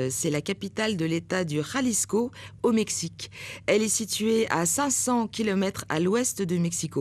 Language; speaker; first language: French; native; French